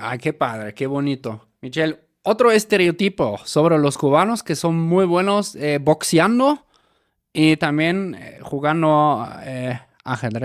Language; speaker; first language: Spanish; native; Spanish